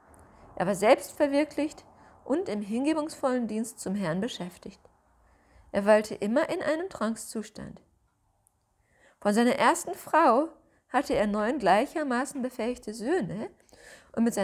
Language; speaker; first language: German; native; German